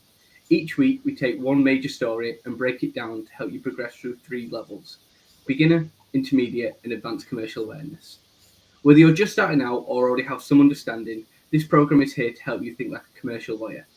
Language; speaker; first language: English; native; English